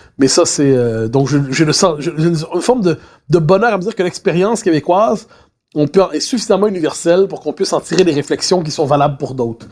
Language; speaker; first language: French; native; French